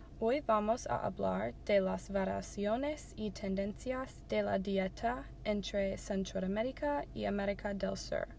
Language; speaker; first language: Spanish; non-native, learner; English